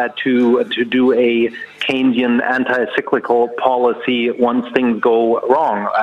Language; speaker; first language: English; non-native, fluent; German